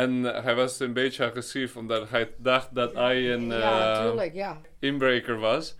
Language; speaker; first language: Dutch; non-native, learner; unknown